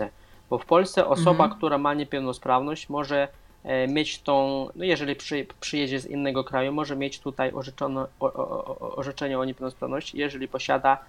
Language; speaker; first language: Polish; non-native, fluent; Russian